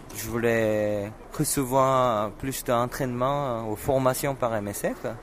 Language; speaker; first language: French; non-native, fluent; Korean